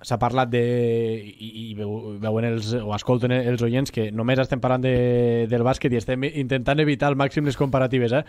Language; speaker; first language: Catalan; native; Catalan